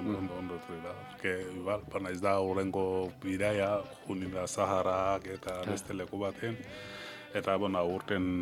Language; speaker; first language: Basque; non-native, learner; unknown